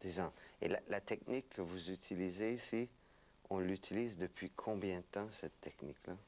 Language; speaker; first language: French; native; French